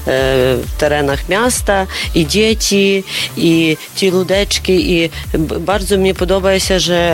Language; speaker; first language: Polish; non-native, learner; Ukrainian